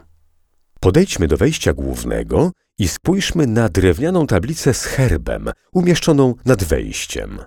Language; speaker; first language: Polish; native; Polish